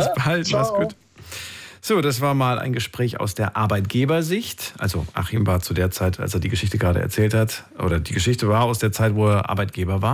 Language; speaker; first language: German; native; German